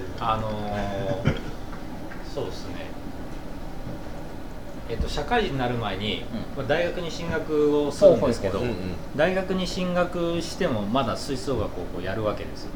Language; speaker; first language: Japanese; native; Japanese